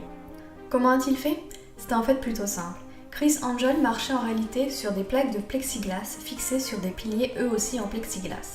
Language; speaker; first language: French; native; French